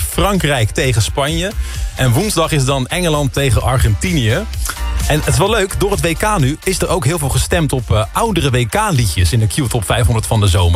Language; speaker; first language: Dutch; native; Dutch